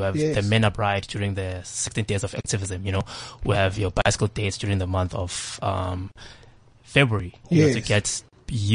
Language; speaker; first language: English; non-native, local second language; Zulu